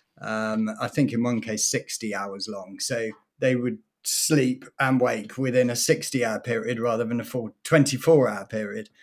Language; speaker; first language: English; native; English